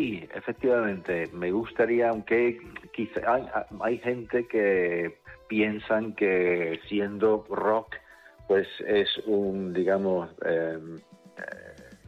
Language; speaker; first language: Spanish; non-native, fluent; English